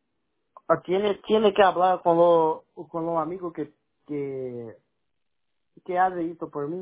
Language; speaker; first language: Spanish; non-native, learner; Portuguese